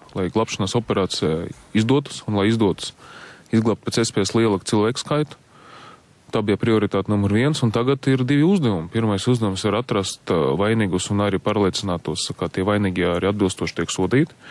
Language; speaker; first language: Latvian; non-native, local second language; Russian